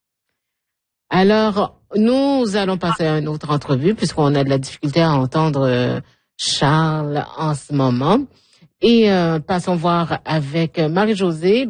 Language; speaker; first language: French; native; French